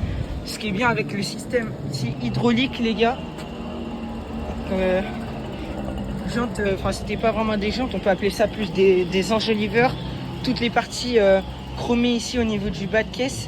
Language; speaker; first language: French; native; French